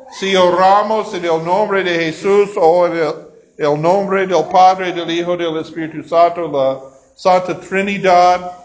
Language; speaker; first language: Spanish; non-native, learner; English